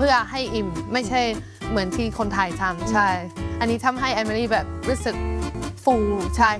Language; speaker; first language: Thai; non-native, fluent; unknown